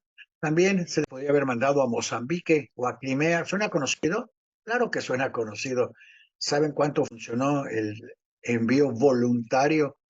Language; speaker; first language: Spanish; native; Spanish